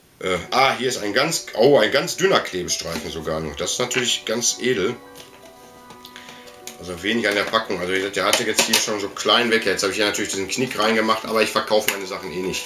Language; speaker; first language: German; native; German